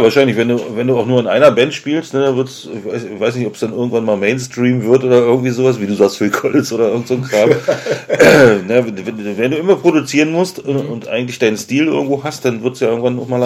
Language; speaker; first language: German; native; German